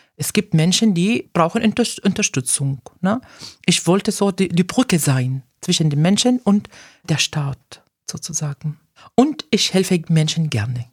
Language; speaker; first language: German; non-native, fluent; Arabic